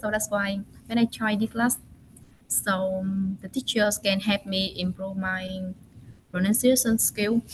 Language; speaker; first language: English; non-native, learner; Vietnamese